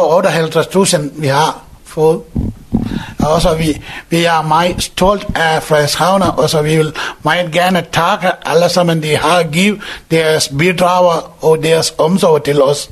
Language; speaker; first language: Danish; non-native, learner; Tamil